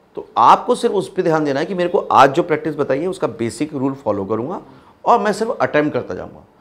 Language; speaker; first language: Hindi; native; Hindi